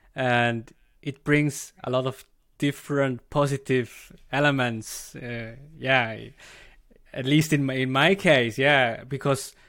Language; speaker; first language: English; non-native, fluent; Swiss German